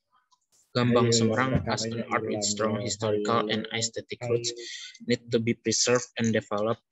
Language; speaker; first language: English; non-native, learner; Indonesian